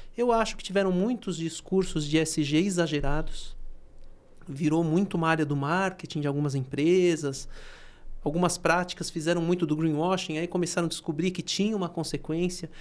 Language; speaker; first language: Portuguese; native; Portuguese